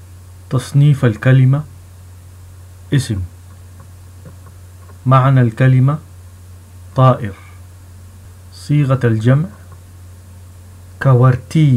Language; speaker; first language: Arabic; non-native, local second language; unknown